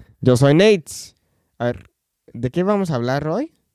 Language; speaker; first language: Spanish; non-native, fluent; English